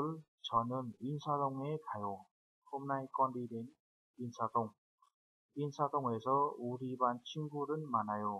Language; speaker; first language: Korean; non-native, fluent; Vietnamese